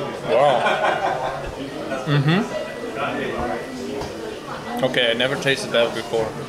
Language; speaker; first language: English; non-native, fluent; German